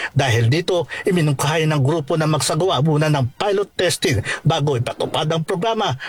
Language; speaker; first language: Filipino; native; Filipino